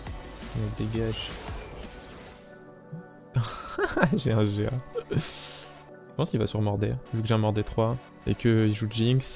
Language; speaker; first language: French; native; French